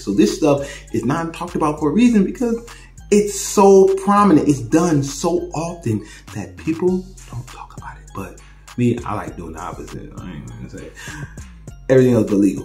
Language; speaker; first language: English; native; English